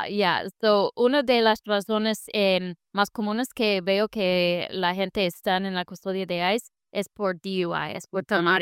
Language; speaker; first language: Spanish; non-native, fluent; English